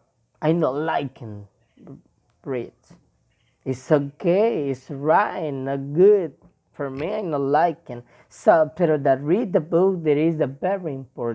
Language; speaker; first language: English; non-native, learner; Spanish